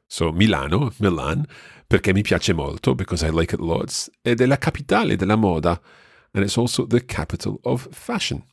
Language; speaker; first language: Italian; non-native, fluent; English